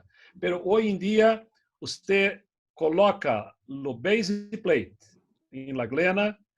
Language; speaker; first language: Spanish; non-native, fluent; Portuguese